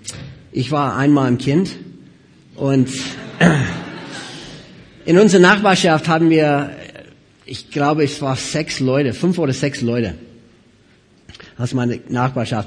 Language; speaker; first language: German; non-native, fluent; English